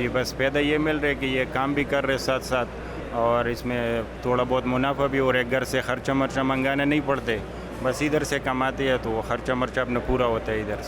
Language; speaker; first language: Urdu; non-native, local second language; Pashto